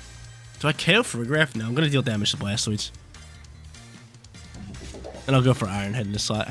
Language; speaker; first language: English; native; English